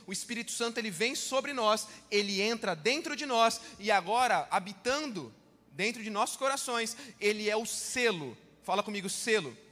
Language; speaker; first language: Portuguese; native; Portuguese